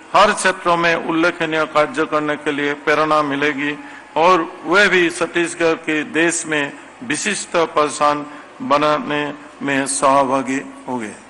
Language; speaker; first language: Hindi; non-native, local second language; Assamese